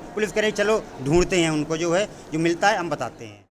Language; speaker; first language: Hindi; native; Hindi